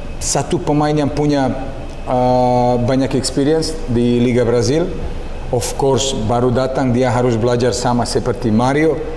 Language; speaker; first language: Indonesian; non-native, learner; Serbian